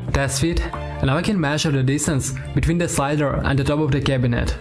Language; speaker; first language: English; non-native, learner; Ukrainian